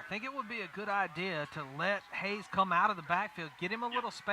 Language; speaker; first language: English; native; English